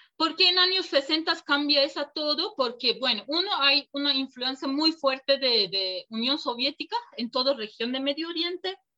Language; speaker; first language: Spanish; non-native, fluent; Kurdish